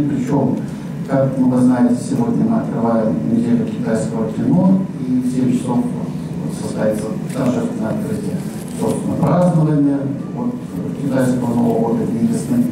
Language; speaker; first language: Russian; native; Russian